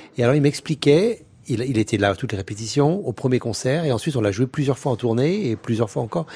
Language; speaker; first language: French; native; French